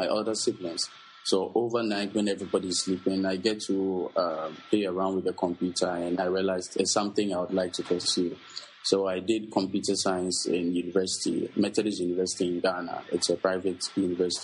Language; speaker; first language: English; non-native, local second language; Akan